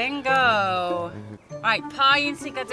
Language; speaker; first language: Welsh; non-native, local second language; English